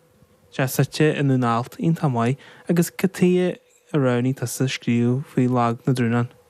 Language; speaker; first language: Irish; native; Irish